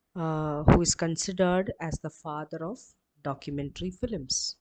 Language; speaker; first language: English; non-native, local second language; Malayalam